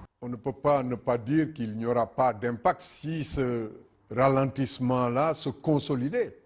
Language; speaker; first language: French; non-native, local second language; Wolof